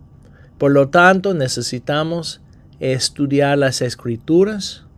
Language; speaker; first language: Spanish; non-native, fluent; English